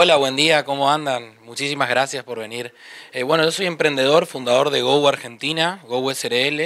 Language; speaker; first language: Spanish; native; Spanish